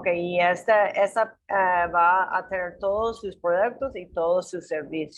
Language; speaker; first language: Spanish; non-native, learner; English